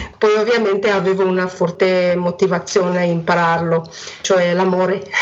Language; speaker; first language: Italian; non-native, fluent; Hungarian